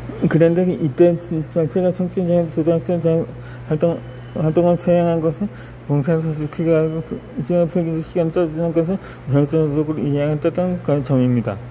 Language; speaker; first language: Korean; native; Korean